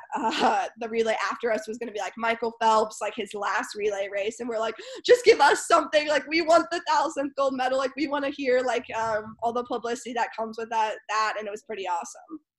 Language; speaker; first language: English; native; English